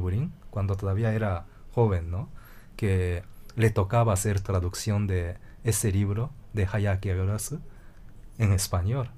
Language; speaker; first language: Spanish; non-native, fluent; Japanese